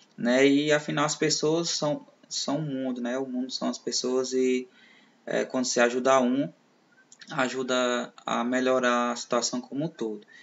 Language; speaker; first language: Portuguese; native; Portuguese